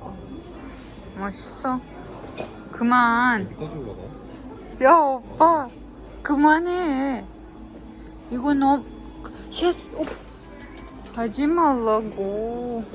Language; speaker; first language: Korean; non-native, learner; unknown